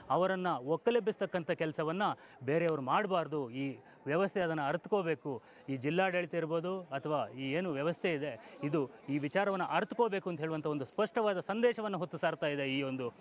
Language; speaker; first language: Kannada; non-native, local second language; Kodava